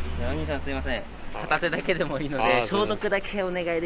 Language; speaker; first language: Japanese; native; Japanese